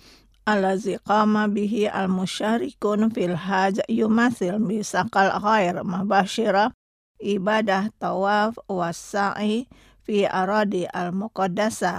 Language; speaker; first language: Arabic; non-native, fluent; Indonesian